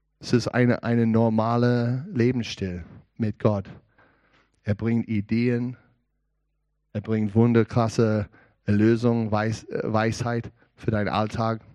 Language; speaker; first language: German; non-native, learner; English